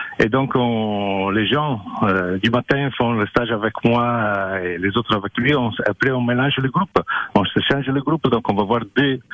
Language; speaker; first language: French; non-native, local second language; Italian